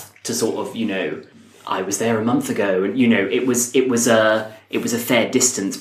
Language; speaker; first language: English; native; English